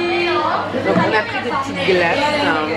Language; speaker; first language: French; native; French